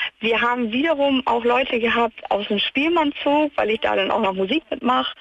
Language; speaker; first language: German; native; German